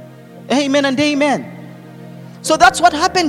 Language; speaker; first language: English; non-native, local second language; Nyanja